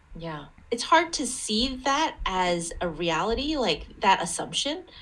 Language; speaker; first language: English; early bilingual, other home language; Chinese